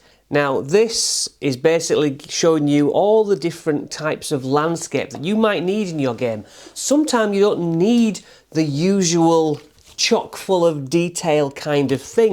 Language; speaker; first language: English; native; English